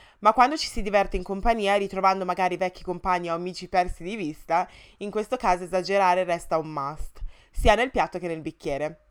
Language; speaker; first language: Italian; early bilingual, other home language; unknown